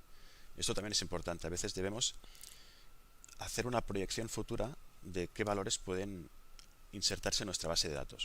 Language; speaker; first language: Spanish; native; Spanish